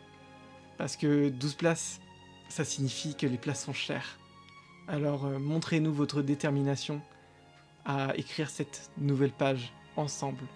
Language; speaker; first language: French; native; French